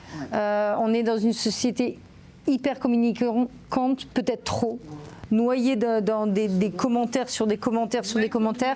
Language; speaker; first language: French; native; French